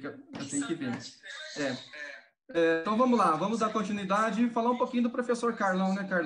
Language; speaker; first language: Portuguese; native; Portuguese